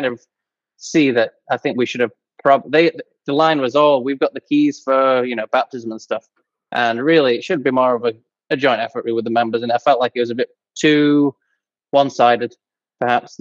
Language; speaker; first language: English; native; English